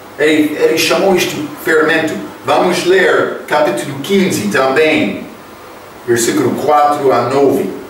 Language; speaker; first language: Portuguese; non-native, fluent; English